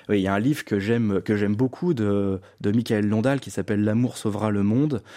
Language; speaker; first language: French; native; French